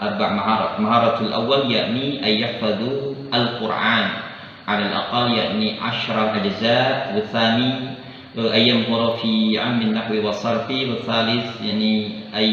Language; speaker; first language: Arabic; non-native, fluent; Indonesian